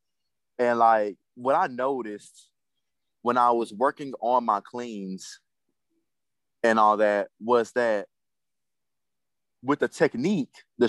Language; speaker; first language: English; native; English